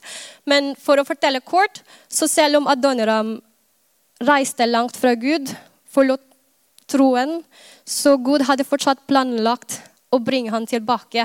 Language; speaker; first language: Norwegian; non-native, fluent; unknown